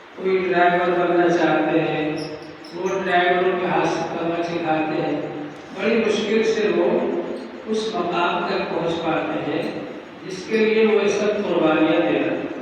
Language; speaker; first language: Urdu; native; Urdu